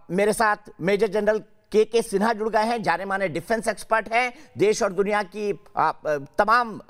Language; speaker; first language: Hindi; native; Hindi